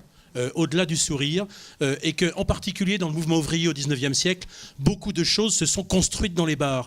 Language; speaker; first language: French; native; French